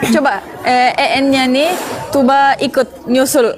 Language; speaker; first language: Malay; non-native, learner; Turkish